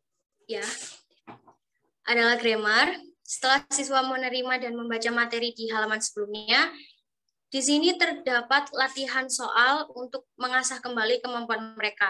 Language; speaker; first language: Indonesian; native; Indonesian